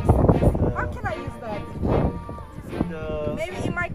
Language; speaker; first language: English; non-native, learner; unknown